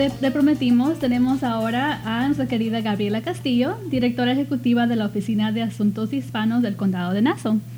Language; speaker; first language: Spanish; early bilingual, heritage; Spanish